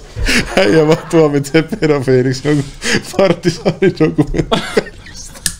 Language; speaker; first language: Finnish; native; Finnish